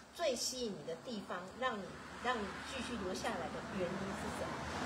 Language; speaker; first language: Chinese; native; Chinese